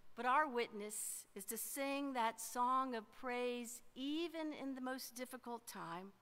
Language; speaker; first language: English; native; English